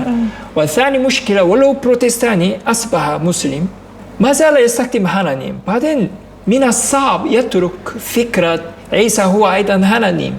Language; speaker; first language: Arabic; non-native, fluent; Korean